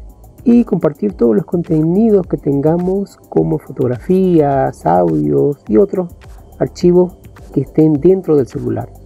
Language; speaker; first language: Spanish; native; Spanish